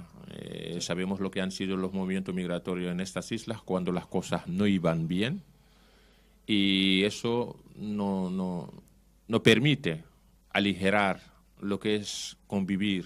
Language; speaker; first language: Spanish; non-native, fluent; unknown